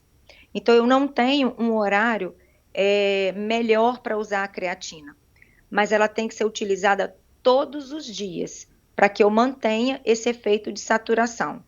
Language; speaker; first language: Portuguese; native; Portuguese